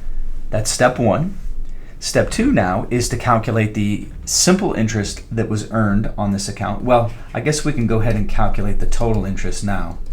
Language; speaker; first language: English; native; English